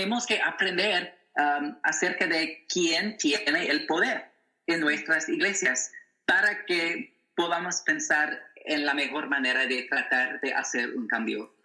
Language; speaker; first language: Spanish; non-native, learner; English